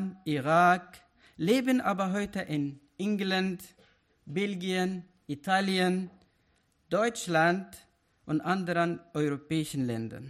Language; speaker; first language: German; non-native, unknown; Arabic